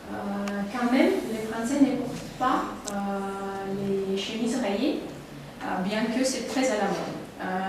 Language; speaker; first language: French; non-native, learner; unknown